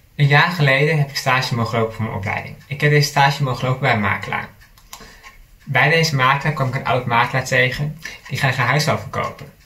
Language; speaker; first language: Dutch; native; Dutch